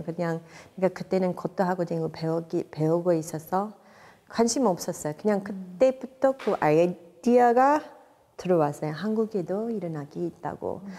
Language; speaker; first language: Korean; non-native, fluent; English